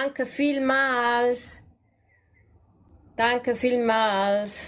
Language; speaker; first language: German; native; German